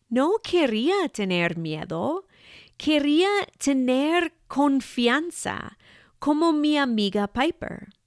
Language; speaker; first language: Spanish; non-native, fluent; English